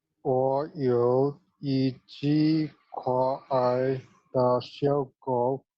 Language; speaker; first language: Chinese; non-native, learner; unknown